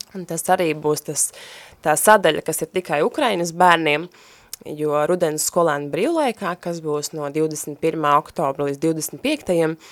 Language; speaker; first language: Latvian; native; Latvian